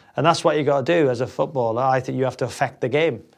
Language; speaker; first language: English; native; English